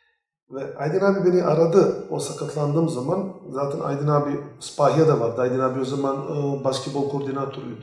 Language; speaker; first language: Turkish; non-native, fluent; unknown